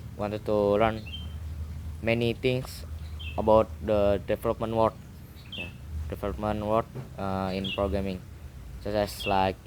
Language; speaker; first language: English; non-native, learner; Indonesian